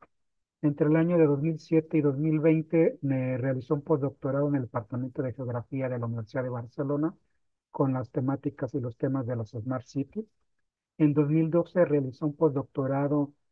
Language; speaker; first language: Spanish; native; Spanish